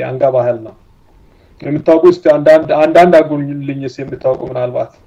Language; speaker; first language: Amharic; non-native, local second language; Sidamo